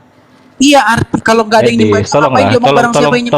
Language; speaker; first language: Indonesian; native; Indonesian